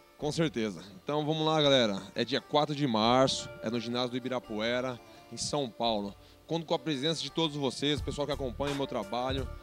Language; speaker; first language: Portuguese; native; Portuguese